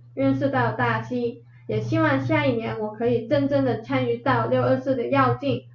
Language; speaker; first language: Chinese; non-native, fluent; Cantonese